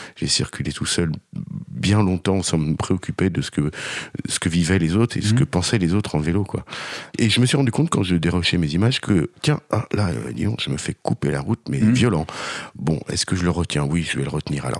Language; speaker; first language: French; native; French